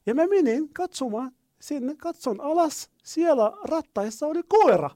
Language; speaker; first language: Finnish; non-native, learner; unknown